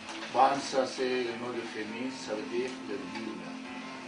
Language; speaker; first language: French; non-native, fluent; Hindi